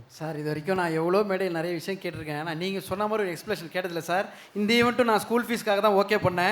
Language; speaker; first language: Tamil; native; Tamil